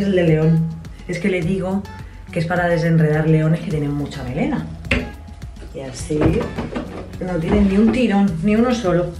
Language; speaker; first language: Spanish; native; Spanish